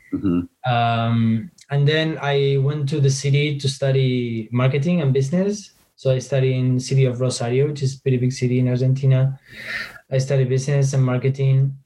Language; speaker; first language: English; non-native, fluent; Spanish